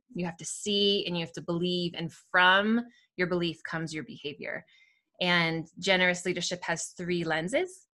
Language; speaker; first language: English; native; English